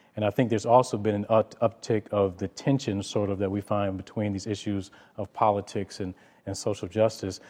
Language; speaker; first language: English; native; English